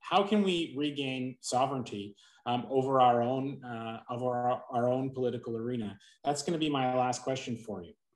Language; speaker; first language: English; native; English